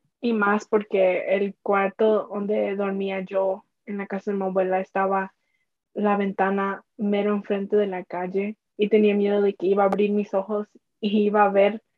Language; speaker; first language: Spanish; early bilingual, heritage; Spanish